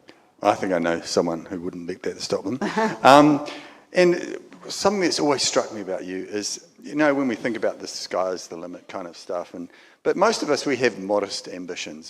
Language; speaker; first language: English; native; English